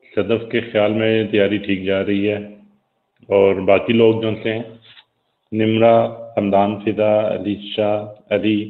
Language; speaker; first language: Urdu; native; Urdu